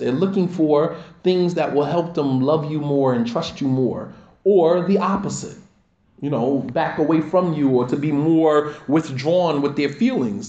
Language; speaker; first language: English; native; English